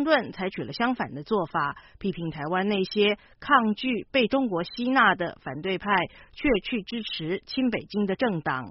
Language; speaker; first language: Chinese; native; Chinese